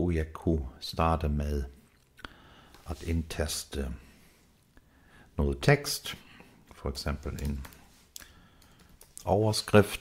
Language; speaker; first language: Danish; non-native, fluent; German